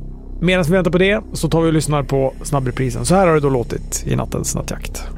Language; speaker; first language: Swedish; native; Swedish